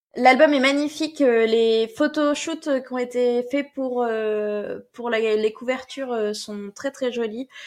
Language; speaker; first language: French; native; French